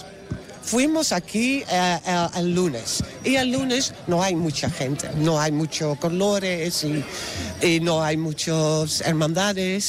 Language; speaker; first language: Spanish; non-native, learner; Dutch